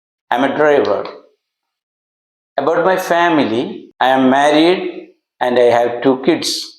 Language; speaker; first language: English; non-native, local second language; Malayalam